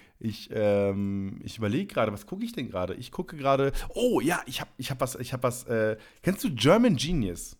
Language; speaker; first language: German; native; German